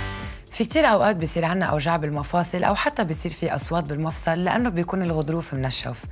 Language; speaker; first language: Arabic; native; Arabic